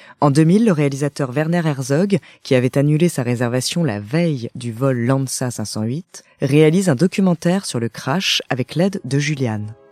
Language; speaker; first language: French; native; French